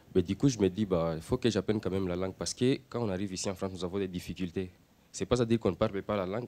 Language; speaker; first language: French; non-native, local second language; Swahili